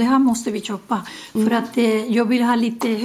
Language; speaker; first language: Swedish; non-native, learner; Spanish